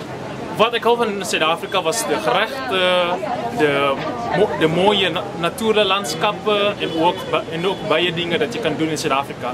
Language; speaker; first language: Dutch; non-native, learner; Afrikaans